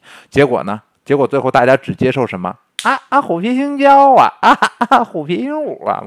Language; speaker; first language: Chinese; native; Chinese